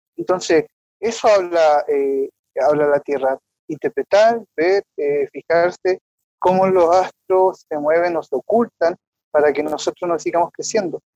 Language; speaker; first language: Spanish; native; Spanish